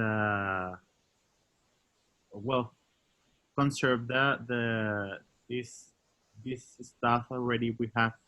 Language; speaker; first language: English; non-native, learner; Spanish